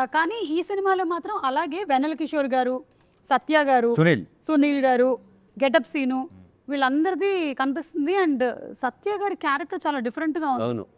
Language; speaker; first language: Telugu; non-native, local second language; Malayalam